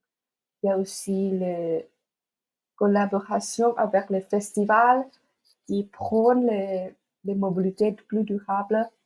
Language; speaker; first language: French; non-native, fluent; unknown